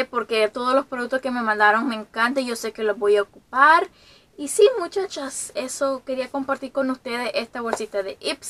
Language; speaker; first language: Spanish; early bilingual, heritage; Spanish